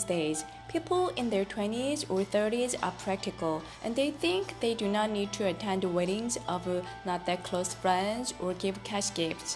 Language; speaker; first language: English; non-native, fluent; Korean